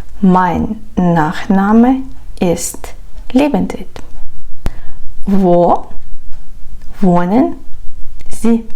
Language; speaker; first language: German; non-native, fluent; Ukrainian